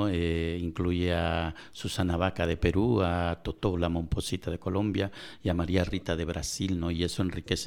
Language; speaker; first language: Spanish; native; Spanish